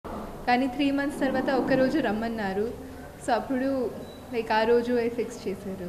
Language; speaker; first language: Telugu; non-native, fluent; Tulu